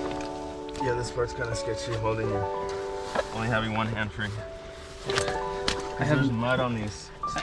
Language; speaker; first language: English; native; English